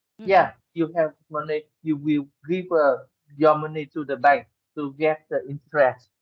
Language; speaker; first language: English; non-native, learner; Vietnamese